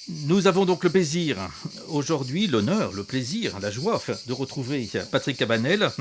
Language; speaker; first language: French; native; French